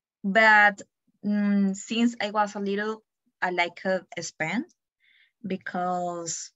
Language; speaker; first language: English; non-native, learner; Spanish